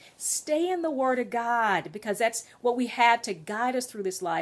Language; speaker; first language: English; native; English